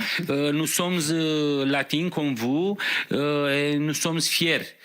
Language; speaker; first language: French; non-native, fluent; Romanian